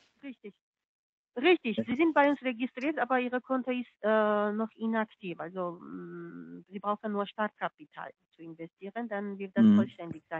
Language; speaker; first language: German; non-native, fluent; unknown